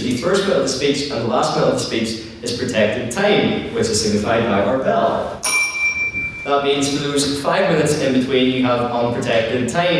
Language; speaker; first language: English; native; English